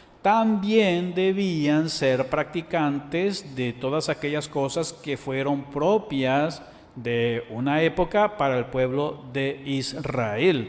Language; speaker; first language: Spanish; native; Spanish